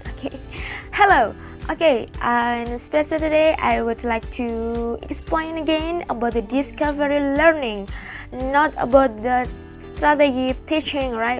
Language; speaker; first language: English; non-native, learner; Indonesian